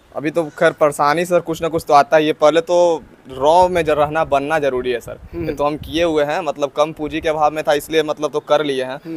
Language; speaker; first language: Hindi; native; Hindi